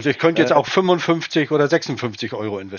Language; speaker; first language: German; native; German